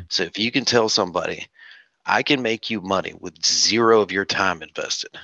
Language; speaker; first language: English; native; English